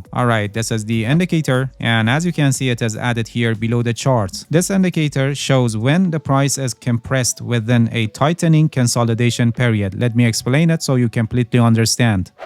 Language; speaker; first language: English; non-native, fluent; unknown